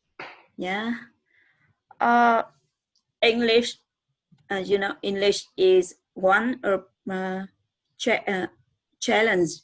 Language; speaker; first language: English; non-native, learner; Vietnamese